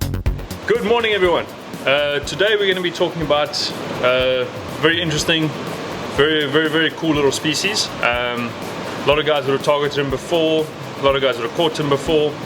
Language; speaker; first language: English; native; English